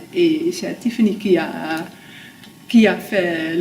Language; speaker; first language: French; non-native, fluent; Dutch